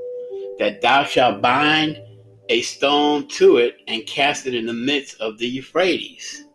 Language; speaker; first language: English; native; English